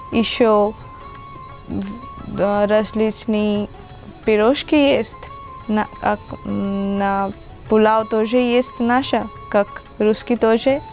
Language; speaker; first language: Russian; non-native, learner; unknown